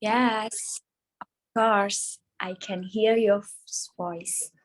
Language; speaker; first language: English; non-native, learner; Indonesian